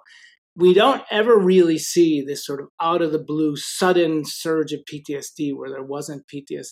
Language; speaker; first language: English; native; English